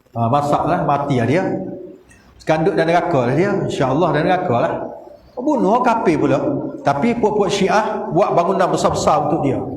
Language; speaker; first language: Malay; native; Malay